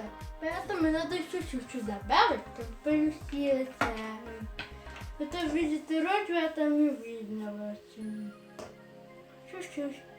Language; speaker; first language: Russian; early bilingual, heritage; Russian